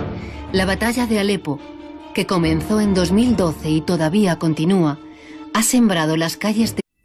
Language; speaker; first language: Spanish; native; Spanish